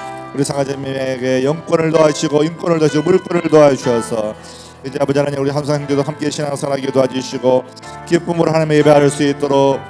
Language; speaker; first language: Korean; native; Korean